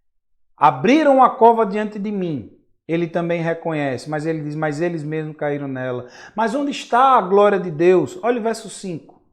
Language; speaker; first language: Portuguese; native; Portuguese